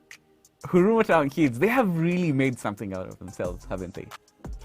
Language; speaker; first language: English; non-native, local second language; Swahili